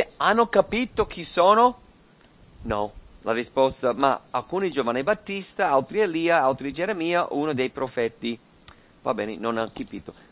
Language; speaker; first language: Italian; non-native, fluent; English